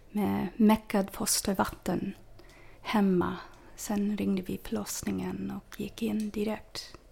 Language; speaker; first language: Swedish; non-native, fluent; English